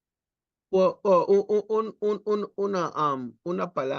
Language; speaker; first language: Spanish; non-native, learner; English